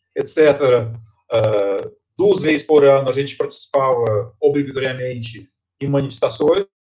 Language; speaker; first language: Portuguese; non-native, fluent; Russian